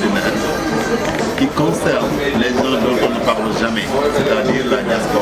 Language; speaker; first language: French; non-native, local second language; Wolof